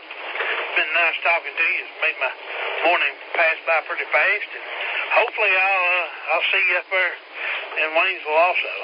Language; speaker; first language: English; native; English